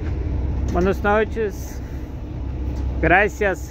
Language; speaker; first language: Spanish; non-native, learner; Russian